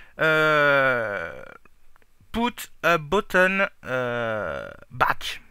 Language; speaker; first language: English; non-native, learner; French